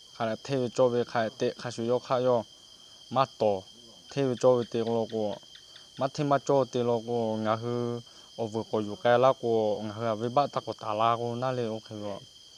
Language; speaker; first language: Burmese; non-native, local second language; Lahu